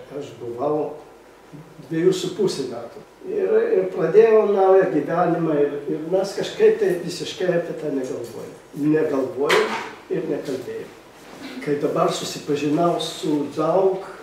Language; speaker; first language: Lithuanian; early bilingual, other home language; Russian